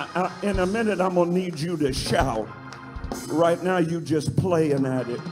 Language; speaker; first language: English; native; English